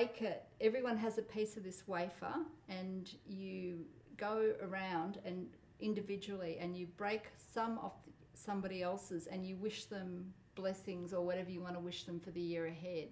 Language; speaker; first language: English; non-native, local second language; Polish